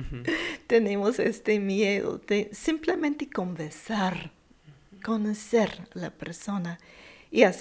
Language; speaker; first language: Spanish; non-native, fluent; English